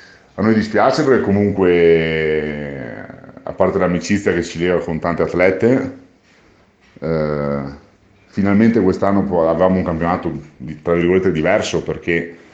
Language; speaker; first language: Italian; native; Italian